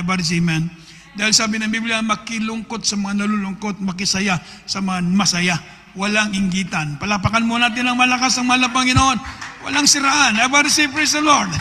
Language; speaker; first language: Filipino; native; Filipino